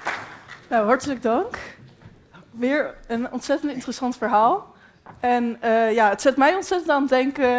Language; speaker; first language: Dutch; native; Dutch